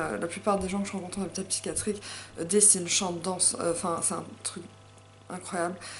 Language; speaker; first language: French; native; French